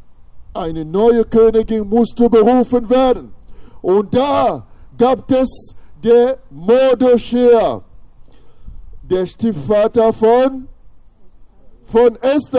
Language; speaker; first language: German; non-native, fluent; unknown